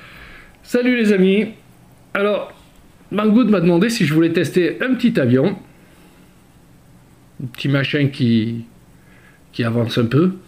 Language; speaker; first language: French; native; French